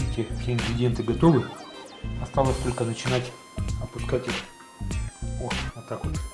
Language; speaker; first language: Russian; native; Russian